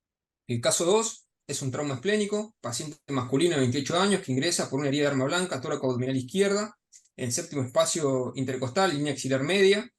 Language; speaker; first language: Spanish; native; Spanish